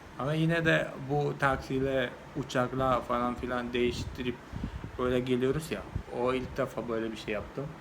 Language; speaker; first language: Turkish; non-native, fluent; Malayalam